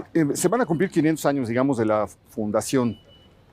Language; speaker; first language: Spanish; native; Spanish